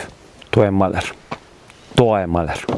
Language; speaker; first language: Macedonian; native; Macedonian